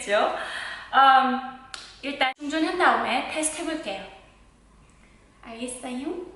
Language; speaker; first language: Korean; non-native, fluent; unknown